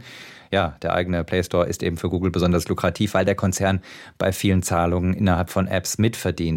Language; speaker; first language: German; native; German